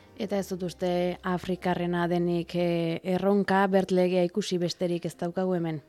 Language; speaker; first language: Basque; native; Basque